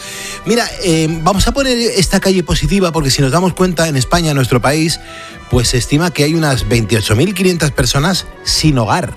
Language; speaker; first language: Spanish; native; Spanish